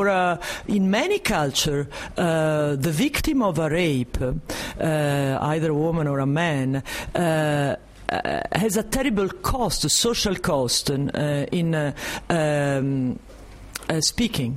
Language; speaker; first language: English; non-native, fluent; Italian